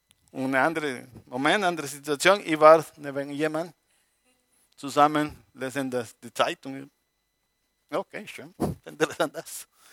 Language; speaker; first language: German; non-native, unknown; Spanish